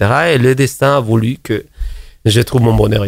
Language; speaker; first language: French; non-native, fluent; Spanish